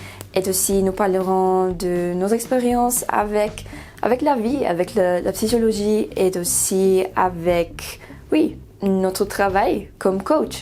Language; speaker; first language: French; non-native, learner; English